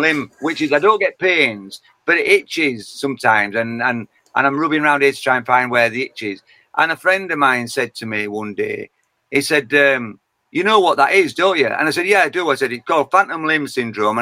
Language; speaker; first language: English; native; English